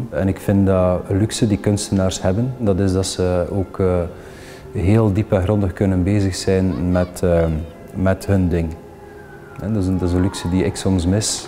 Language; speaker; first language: Dutch; native; Dutch